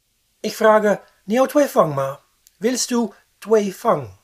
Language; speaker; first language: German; non-native, fluent; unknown